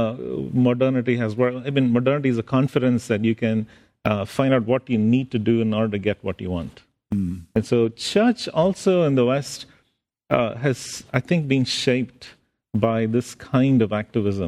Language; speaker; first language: English; non-native, local second language; Tamil